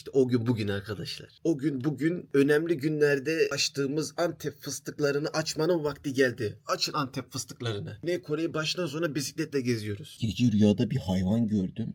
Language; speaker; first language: Turkish; native; Turkish